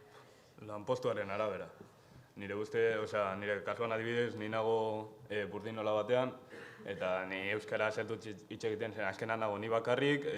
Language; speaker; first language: Basque; non-native, local second language; Spanish